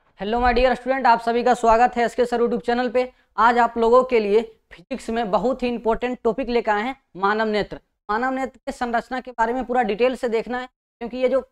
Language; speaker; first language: Hindi; native; Hindi